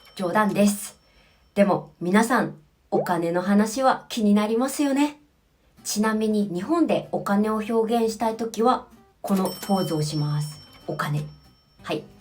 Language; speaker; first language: Japanese; native; Japanese